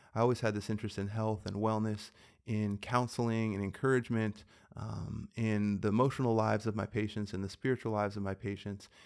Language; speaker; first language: English; native; English